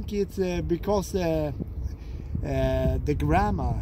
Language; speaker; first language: English; non-native, fluent; Swedish